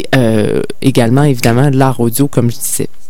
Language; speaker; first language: French; native; French